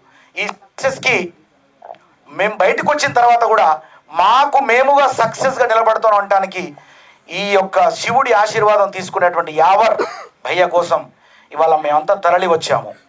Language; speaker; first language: Telugu; native; Telugu